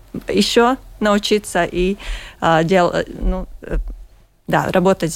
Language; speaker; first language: Russian; non-native, local second language; Latvian